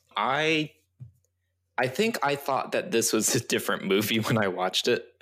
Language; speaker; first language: English; early bilingual, other home language; Chinese